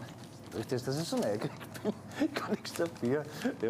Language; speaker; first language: German; native; German